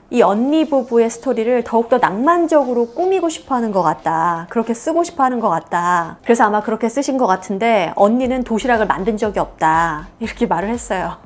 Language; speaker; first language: Korean; native; Korean